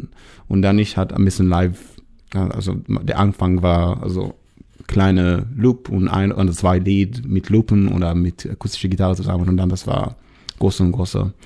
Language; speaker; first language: German; non-native, learner; Hebrew